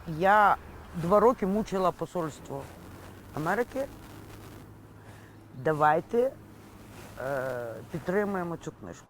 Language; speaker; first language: Ukrainian; native; Ukrainian